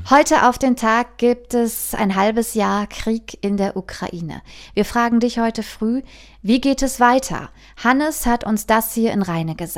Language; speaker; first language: German; native; German